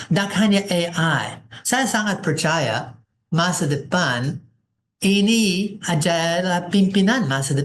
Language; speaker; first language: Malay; non-native, fluent; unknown